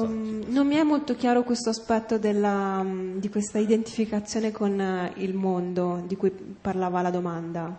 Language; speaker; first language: Italian; native; Italian